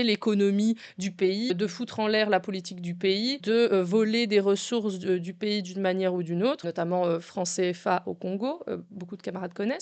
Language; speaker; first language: French; native; French